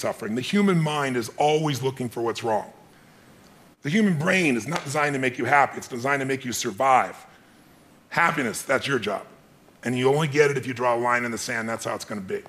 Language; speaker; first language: English; native; English